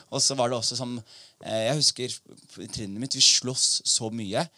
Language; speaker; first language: Norwegian; early bilingual, other home language; Somali